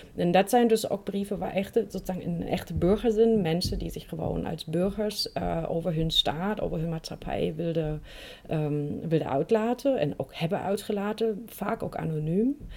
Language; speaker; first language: Dutch; non-native, fluent; German